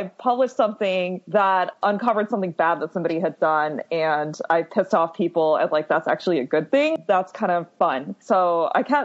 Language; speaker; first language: English; native; English